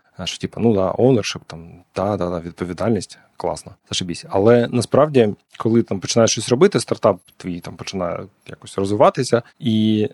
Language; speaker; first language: Ukrainian; non-native, local second language; Russian